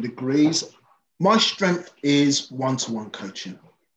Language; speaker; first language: English; native; English